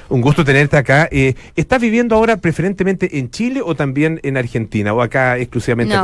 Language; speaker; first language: Spanish; native; Spanish